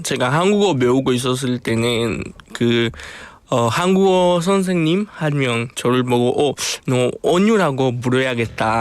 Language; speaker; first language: Korean; non-native, fluent; Spanish